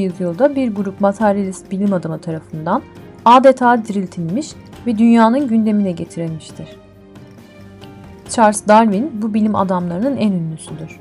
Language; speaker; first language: Turkish; native; Turkish